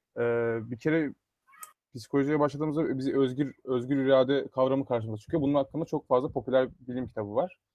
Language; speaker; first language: Turkish; native; Turkish